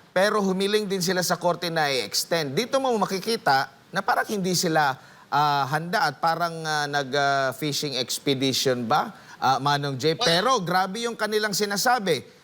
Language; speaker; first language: Filipino; native; Filipino